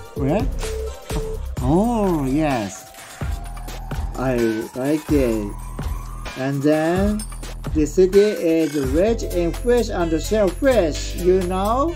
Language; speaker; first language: English; non-native, learner; Japanese